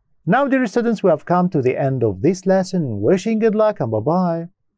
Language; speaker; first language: English; non-native, fluent; Arabic